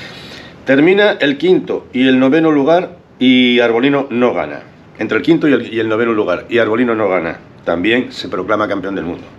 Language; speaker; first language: Spanish; native; Spanish